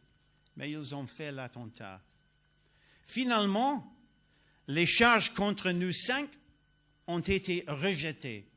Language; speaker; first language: French; non-native, learner; English